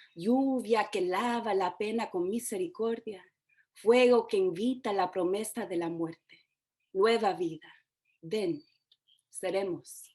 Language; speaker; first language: Spanish; early bilingual, heritage; Spanish